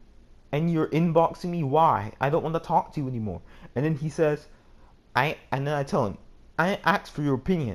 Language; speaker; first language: English; native; English